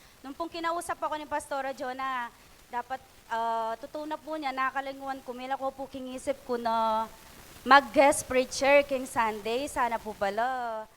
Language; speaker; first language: Filipino; non-native, local second language; Pampanga